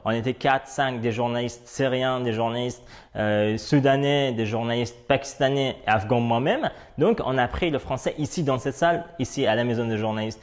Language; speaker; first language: French; non-native, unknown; Persian